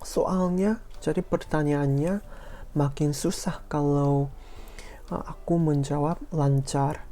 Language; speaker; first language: Indonesian; non-native, fluent; Korean